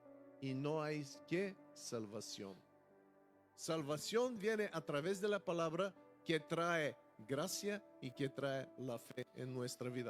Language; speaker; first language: Spanish; non-native, fluent; Bulgarian